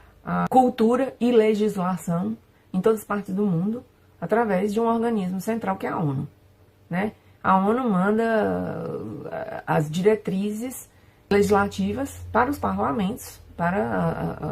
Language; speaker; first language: Portuguese; non-native, fluent; Spanish